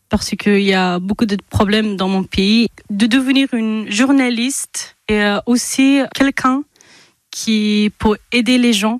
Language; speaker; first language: French; non-native, fluent; Persian